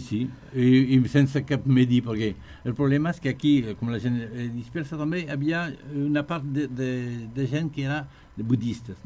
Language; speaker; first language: Catalan; non-native, learner; French